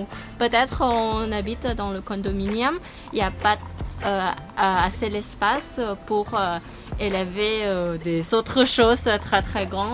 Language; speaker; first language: French; non-native, learner; Thai